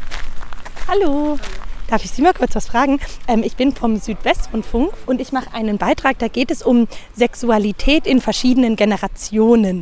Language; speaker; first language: German; native; German